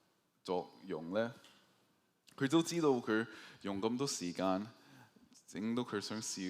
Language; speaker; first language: Cantonese; early bilingual, heritage; Cantonese